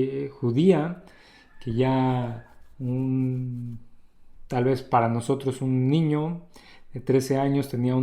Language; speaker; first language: Spanish; native; Spanish